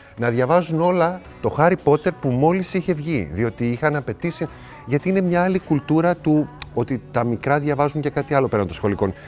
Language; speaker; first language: Greek; native; Greek